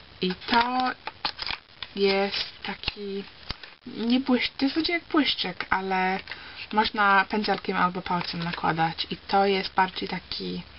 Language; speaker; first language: Polish; early bilingual, heritage; Polish